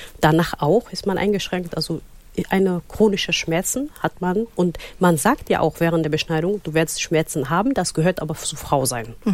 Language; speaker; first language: German; non-native, fluent; Somali